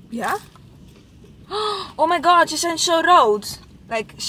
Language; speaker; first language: Dutch; non-native, learner; Italian